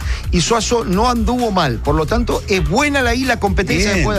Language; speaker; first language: Spanish; native; Spanish